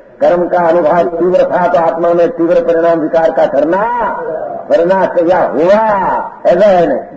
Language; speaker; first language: Hindi; non-native, local second language; Gujarati